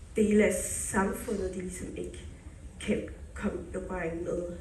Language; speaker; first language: Danish; early bilingual, other home language; Somali